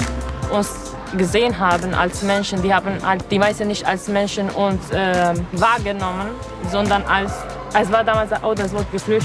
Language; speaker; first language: German; non-native, fluent; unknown